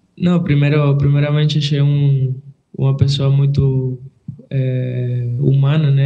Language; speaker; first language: Portuguese; non-native, fluent; Spanish